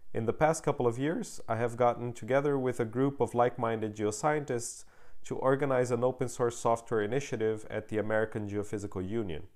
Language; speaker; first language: English; non-native, fluent; Portuguese